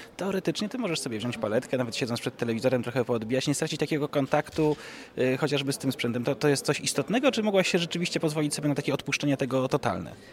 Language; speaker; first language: Polish; native; Polish